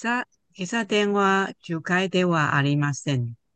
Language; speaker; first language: Japanese; non-native, learner; Chinese